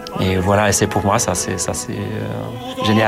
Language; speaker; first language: French; non-native, learner; Lithuanian